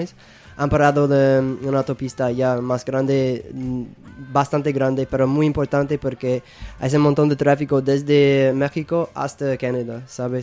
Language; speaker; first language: Spanish; non-native, fluent; English